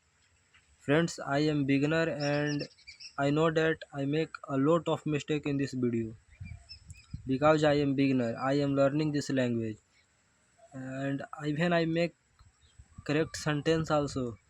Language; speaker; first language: English; non-native, learner; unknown